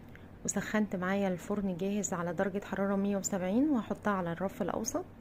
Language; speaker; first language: Arabic; native; Arabic